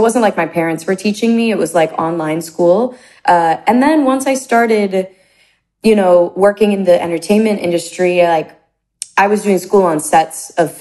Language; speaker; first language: English; native; English